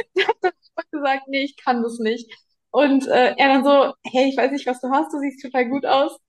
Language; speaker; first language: German; native; German